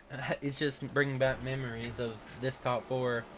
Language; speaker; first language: English; native; English